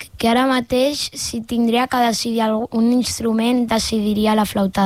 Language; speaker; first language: Catalan; non-native, local second language; Spanish